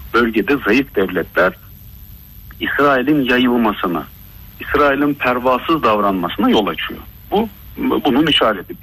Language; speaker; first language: Turkish; early bilingual, heritage; Turkish